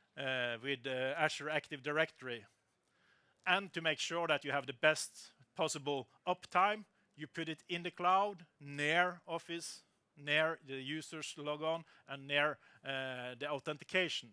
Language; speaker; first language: English; non-native, fluent; Norwegian